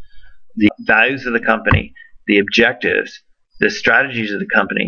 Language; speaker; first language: English; native; English